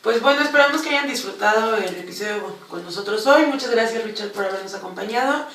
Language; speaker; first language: Spanish; native; Spanish